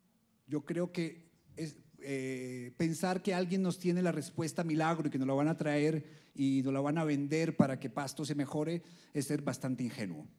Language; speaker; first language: Spanish; native; Spanish